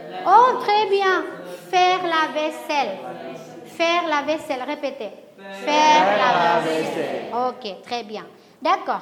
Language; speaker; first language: French; non-native, fluent; Indonesian